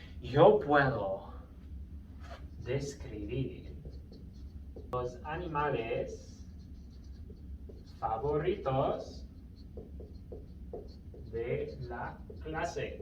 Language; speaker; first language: Spanish; non-native, fluent; English